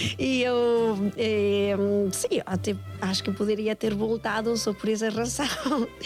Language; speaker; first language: Portuguese; non-native, fluent; Spanish